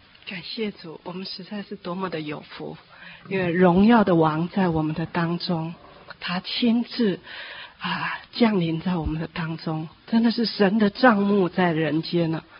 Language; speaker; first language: Chinese; native; Chinese